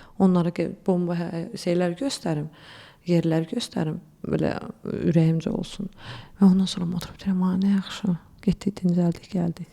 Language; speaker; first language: Azerbaijani; early bilingual, heritage; Azerbaijani